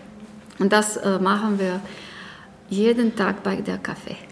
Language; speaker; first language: German; non-native, learner; Bosnian